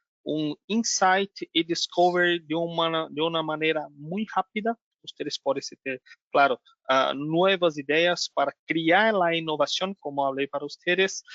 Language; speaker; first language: Spanish; non-native, learner; Portuguese